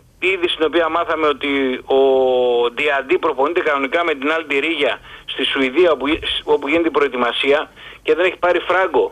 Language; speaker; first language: Greek; native; Greek